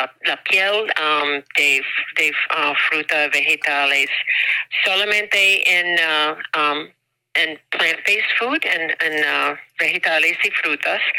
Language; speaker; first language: Spanish; non-native, learner; English